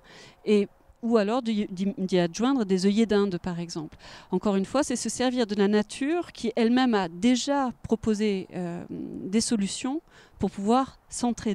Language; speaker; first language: French; native; French